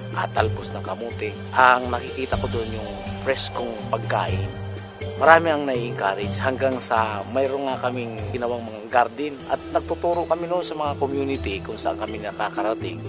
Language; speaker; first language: Filipino; non-native, local second language; Bikol